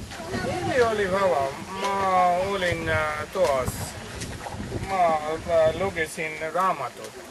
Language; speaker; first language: Estonian; non-native, learner; Bangla